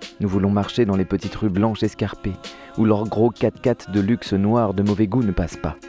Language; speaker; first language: French; native; French